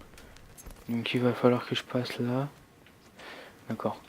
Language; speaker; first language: French; native; French